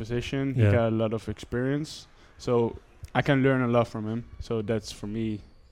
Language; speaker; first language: English; non-native, fluent; Dutch